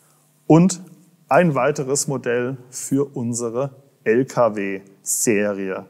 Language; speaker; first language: German; native; German